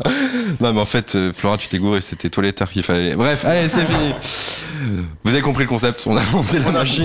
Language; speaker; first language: French; native; French